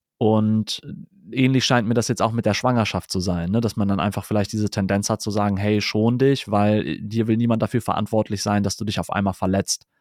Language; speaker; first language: German; native; German